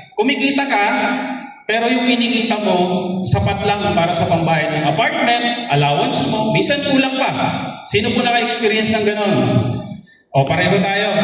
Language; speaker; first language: Filipino; non-native, local second language; Bikol